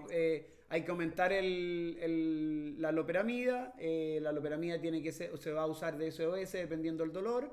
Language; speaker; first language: Spanish; native; Spanish